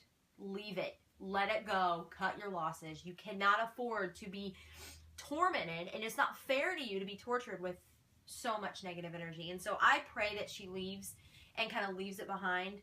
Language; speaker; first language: English; native; English